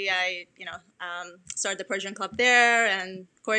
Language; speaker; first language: English; early bilingual, other home language; Persian